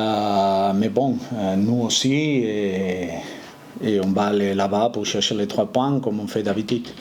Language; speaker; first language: French; non-native, fluent; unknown